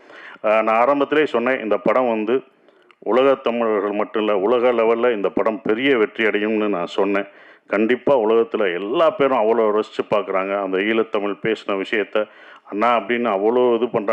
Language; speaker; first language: Tamil; native; Tamil